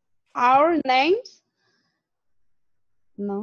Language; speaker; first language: English; non-native, learner; Spanish